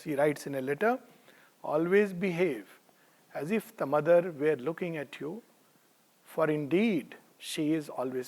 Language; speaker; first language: English; non-native, local second language; Hindi